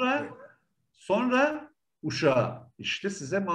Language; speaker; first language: Turkish; native; Turkish